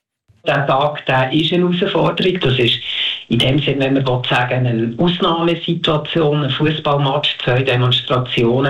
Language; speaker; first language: German; native; German